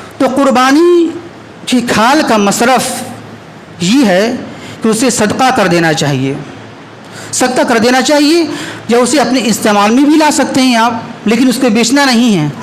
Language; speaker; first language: Urdu; native; Urdu